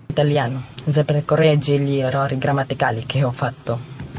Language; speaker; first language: Italian; non-native, learner; Filipino